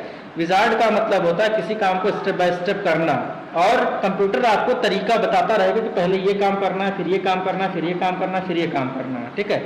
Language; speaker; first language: Hindi; native; Hindi